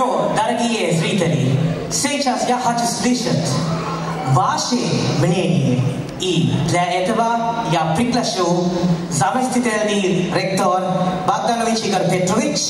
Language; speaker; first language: Russian; non-native, learner; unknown